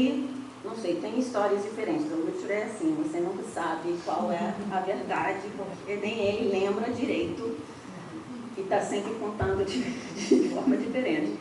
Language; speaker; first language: Portuguese; non-native, fluent; English